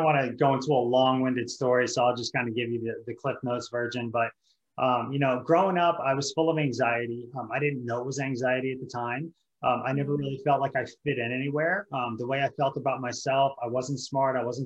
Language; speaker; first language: English; native; English